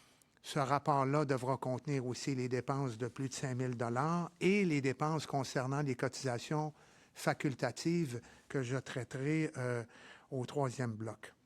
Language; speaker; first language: French; native; French